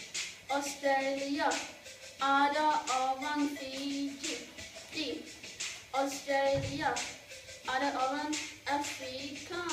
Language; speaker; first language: Indonesian; non-native, learner; English